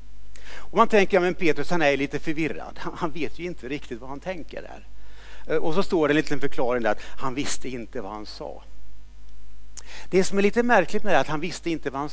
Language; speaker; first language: Swedish; native; Swedish